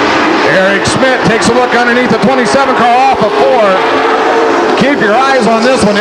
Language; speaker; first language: English; native; English